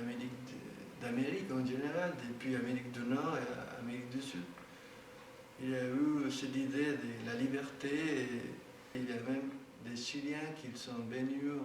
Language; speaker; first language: French; non-native, fluent; Spanish